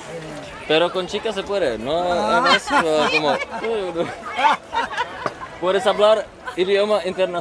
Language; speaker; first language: Spanish; non-native, learner; Czech